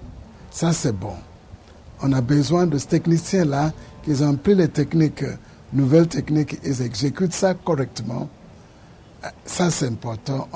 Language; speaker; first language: French; non-native, fluent; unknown